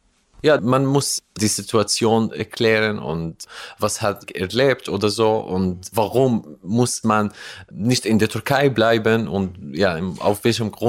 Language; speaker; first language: German; non-native, learner; Arabic